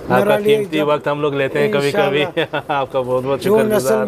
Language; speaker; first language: Urdu; native; Urdu